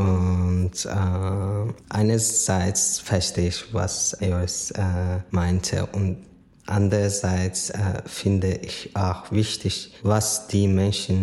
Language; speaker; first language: German; non-native, fluent; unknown